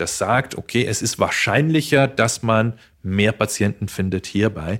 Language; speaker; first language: German; non-native, fluent; Dutch